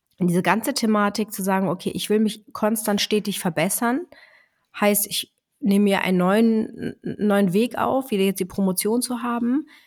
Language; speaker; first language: German; early bilingual, other home language; Greek